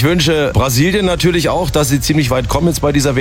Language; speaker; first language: German; native; German